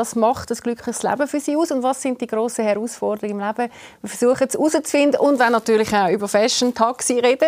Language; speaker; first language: German; native; German